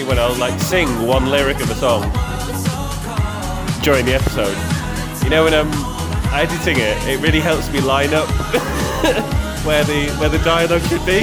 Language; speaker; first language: English; native; English